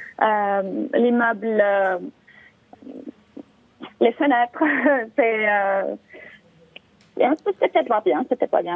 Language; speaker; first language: French; non-native, local second language; Arabic